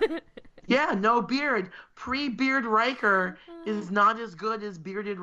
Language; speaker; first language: English; native; English